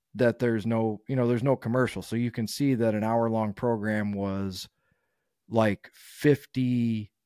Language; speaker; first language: English; native; English